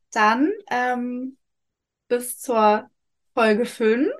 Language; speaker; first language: German; native; German